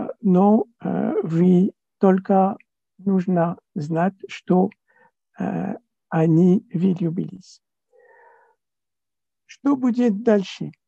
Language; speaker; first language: Russian; non-native, learner; French